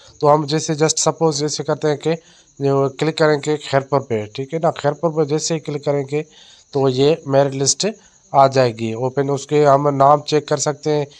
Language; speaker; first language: Urdu; non-native, local second language; Sindhi